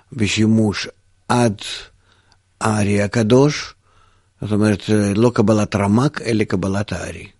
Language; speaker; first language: Hebrew; non-native, fluent; Russian